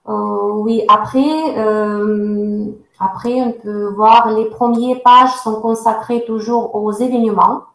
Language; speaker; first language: French; non-native, fluent; Russian